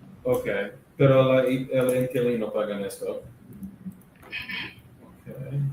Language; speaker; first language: Spanish; non-native, learner; English